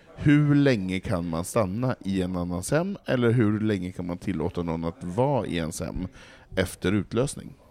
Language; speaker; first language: Swedish; native; Swedish